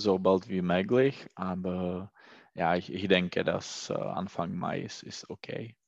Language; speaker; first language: German; non-native, learner; Czech